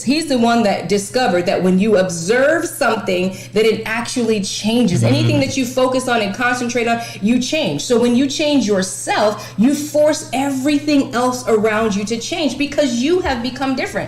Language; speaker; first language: English; native; English